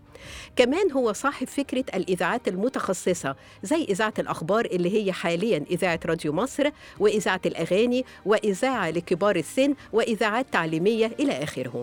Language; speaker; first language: Arabic; native; Arabic